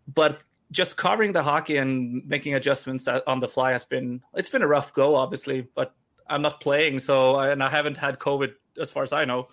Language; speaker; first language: English; non-native, fluent; Swedish